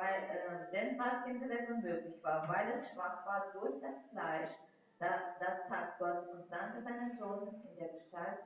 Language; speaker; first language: German; non-native, fluent; Russian